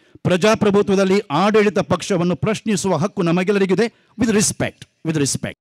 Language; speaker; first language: Kannada; non-native, local second language; Konkani